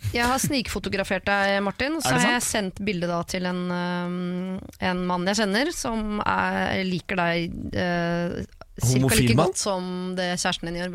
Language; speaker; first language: Norwegian; native; Norwegian